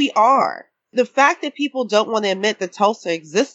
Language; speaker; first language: English; native; English